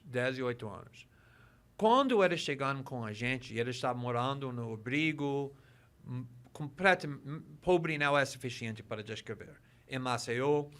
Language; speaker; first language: Portuguese; non-native, fluent; English